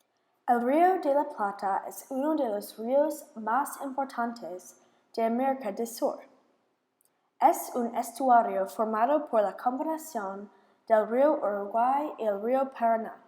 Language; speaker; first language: Spanish; non-native, learner; English